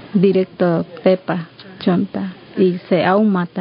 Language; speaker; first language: Spanish; non-native, local second language; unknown